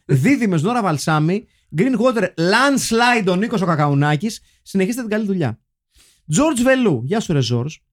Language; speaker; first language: Greek; native; Greek